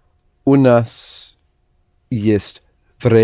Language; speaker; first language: Russian; non-native, learner; English